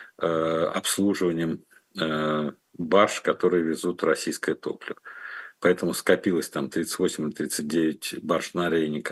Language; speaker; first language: Russian; native; Russian